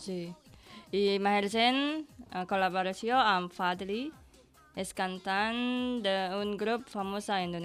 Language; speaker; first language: Catalan; non-native, learner; Indonesian